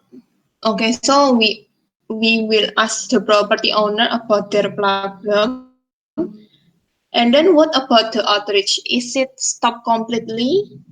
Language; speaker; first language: English; non-native, fluent; Indonesian